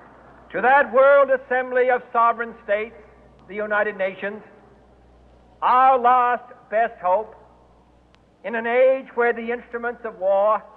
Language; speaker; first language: English; native; English